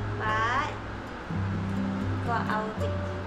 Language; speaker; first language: English; non-native, learner; Malay